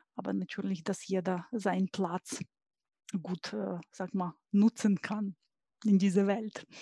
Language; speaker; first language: German; non-native, fluent; Ukrainian